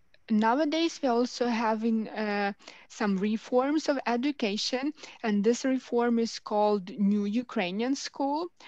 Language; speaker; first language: English; non-native, fluent; Ukrainian